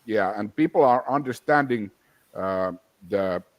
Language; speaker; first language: English; non-native, fluent; Finnish